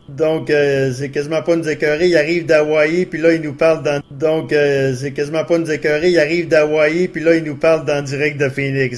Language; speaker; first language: French; native; French